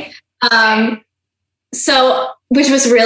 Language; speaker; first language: English; native; English